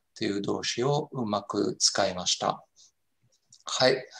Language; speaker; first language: Japanese; non-native, fluent; French